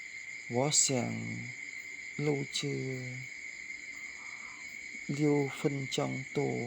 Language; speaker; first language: Chinese; non-native, learner; Khmer